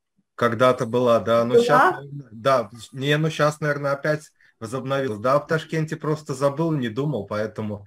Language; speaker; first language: Russian; native; Russian